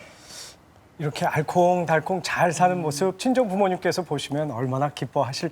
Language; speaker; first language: Korean; native; Korean